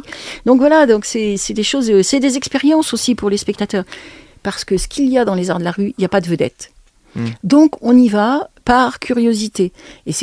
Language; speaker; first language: French; native; French